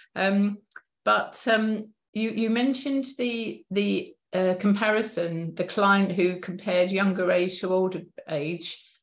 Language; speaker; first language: English; native; English